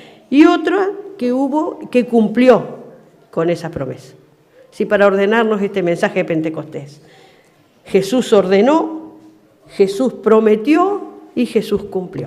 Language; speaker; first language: Spanish; native; Spanish